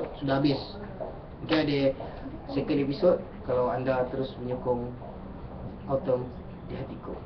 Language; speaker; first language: Malay; native; Malay